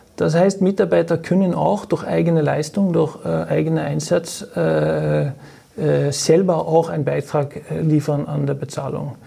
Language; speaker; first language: German; non-native, fluent; Norwegian